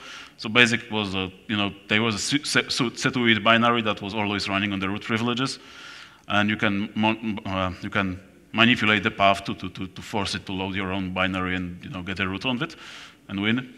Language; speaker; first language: English; non-native, fluent; Polish